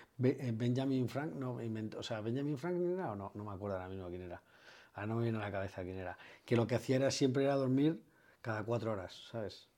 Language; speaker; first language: Spanish; native; Spanish